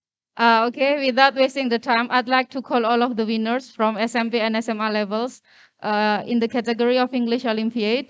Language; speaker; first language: English; non-native, fluent; Indonesian